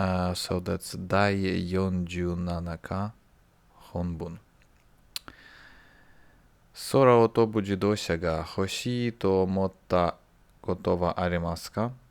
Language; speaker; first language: Japanese; non-native, learner; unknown